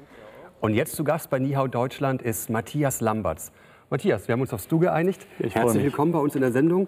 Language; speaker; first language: German; native; German